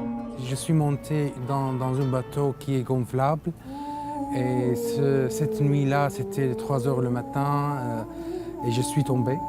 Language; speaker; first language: French; non-native, learner; Arabic